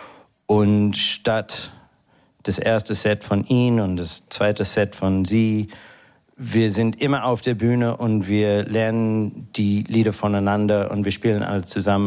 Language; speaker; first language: German; non-native, fluent; English